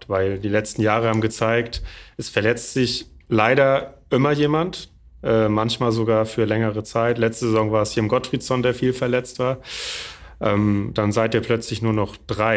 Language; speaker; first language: German; native; German